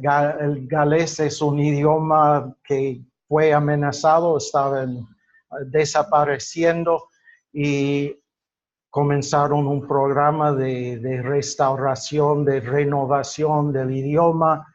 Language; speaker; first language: Spanish; non-native, fluent; English